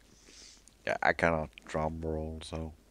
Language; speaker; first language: English; non-native, fluent; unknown